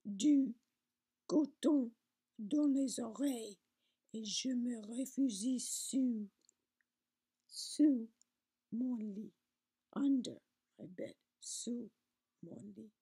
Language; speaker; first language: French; non-native, learner; English